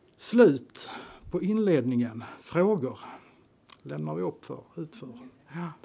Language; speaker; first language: Swedish; native; Swedish